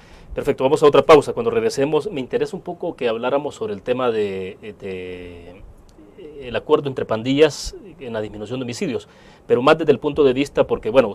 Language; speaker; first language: Spanish; native; Spanish